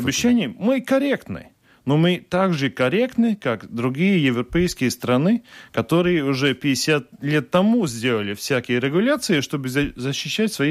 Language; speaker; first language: Russian; non-native, local second language; Latvian